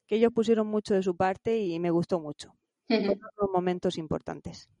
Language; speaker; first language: Spanish; native; Spanish